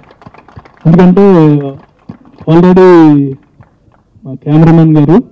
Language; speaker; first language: Telugu; native; Telugu